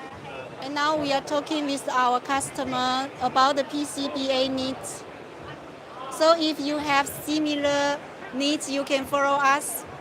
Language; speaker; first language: English; non-native, local second language; Chinese